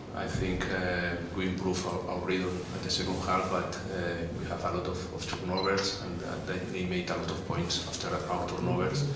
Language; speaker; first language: English; non-native, fluent; Catalan